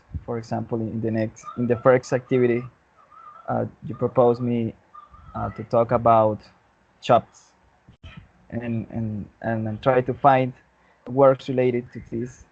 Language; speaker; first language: English; non-native, learner; Spanish